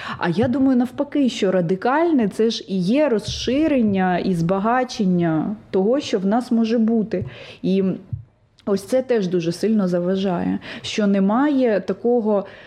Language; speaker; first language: Ukrainian; non-native, local second language; Russian